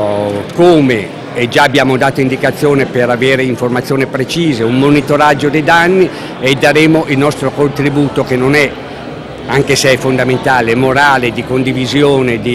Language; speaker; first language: Italian; native; Italian